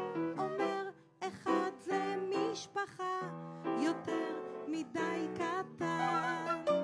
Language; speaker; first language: Hebrew; non-native, learner; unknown